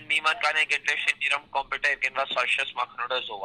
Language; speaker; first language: German; non-native, learner; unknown